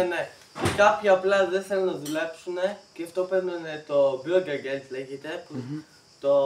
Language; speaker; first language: Greek; early bilingual, heritage; Greek